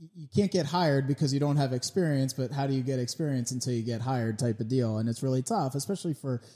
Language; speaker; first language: English; native; English